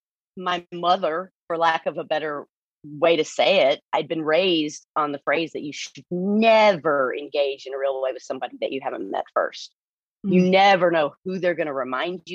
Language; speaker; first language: English; native; English